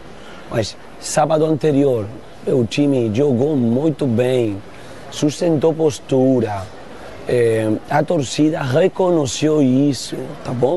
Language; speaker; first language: Portuguese; non-native, learner; Spanish